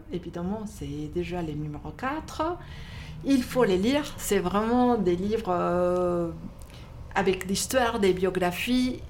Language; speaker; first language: French; non-native, fluent; Spanish